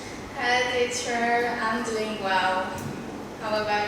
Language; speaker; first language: English; non-native, learner; Vietnamese